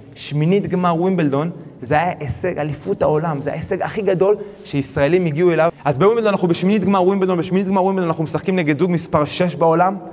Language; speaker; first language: Hebrew; early bilingual, other home language; Spanish